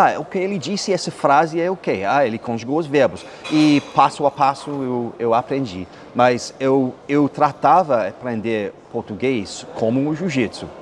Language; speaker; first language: Portuguese; non-native, fluent; English